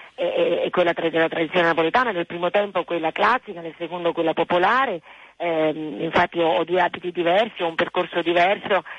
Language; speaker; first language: Italian; native; Italian